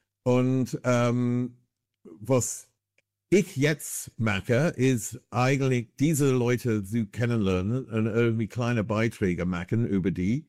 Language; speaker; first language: German; non-native, fluent; English